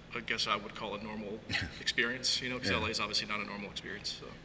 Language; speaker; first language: English; native; English